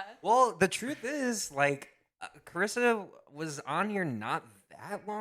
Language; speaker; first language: English; native; English